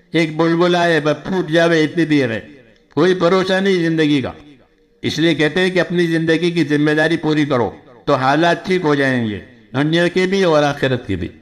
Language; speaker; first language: Urdu; non-native, local second language; Gujarati